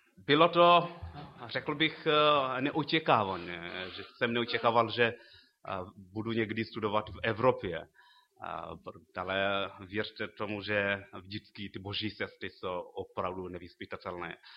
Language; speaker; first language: Czech; non-native, fluent; Luo (Kenya and Tanzania)